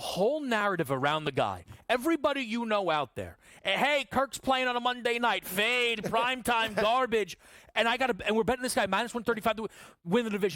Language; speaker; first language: English; native; English